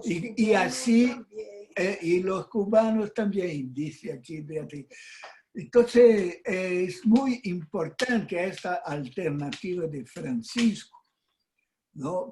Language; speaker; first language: Spanish; non-native, fluent; Portuguese